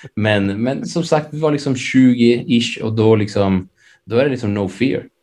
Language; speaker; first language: Swedish; early bilingual, other home language; Spanish